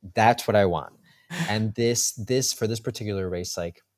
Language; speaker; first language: English; early bilingual, heritage; Spanish